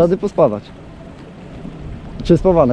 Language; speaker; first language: Polish; native; Polish